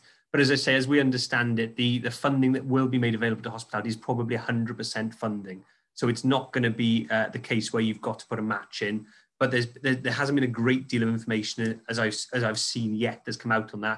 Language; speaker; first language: English; native; English